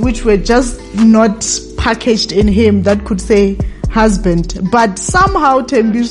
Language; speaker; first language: English; non-native, local second language; Tsonga